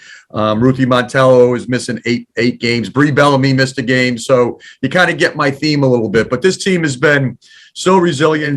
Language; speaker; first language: English; native; English